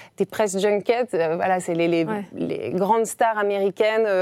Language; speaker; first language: French; native; French